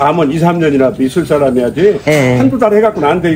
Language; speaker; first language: Korean; native; Korean